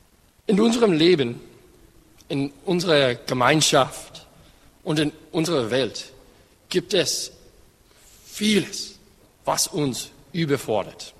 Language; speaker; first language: German; non-native, fluent; English